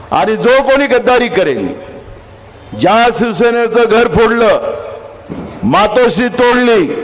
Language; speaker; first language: Marathi; native; Marathi